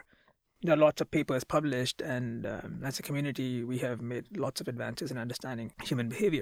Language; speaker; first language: English; non-native, local second language; Malayalam